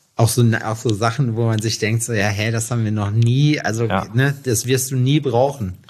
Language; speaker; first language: German; native; German